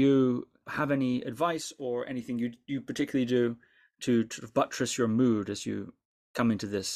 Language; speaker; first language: English; native; English